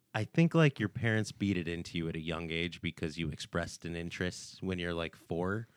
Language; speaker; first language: English; native; English